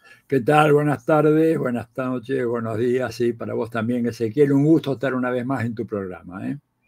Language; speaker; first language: Spanish; native; Spanish